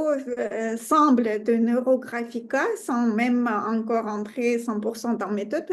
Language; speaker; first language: French; non-native, fluent; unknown